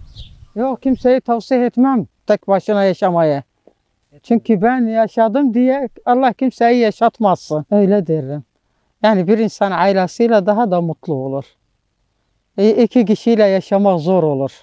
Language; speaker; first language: Turkish; non-native, local second language; Arabic